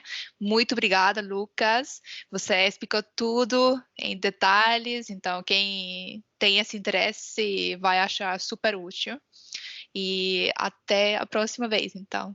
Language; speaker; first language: Portuguese; non-native, fluent; Estonian